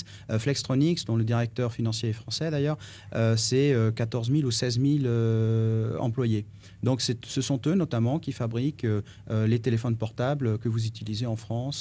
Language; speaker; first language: French; native; French